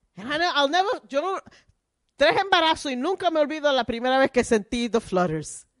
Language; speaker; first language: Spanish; early bilingual, heritage; Spanish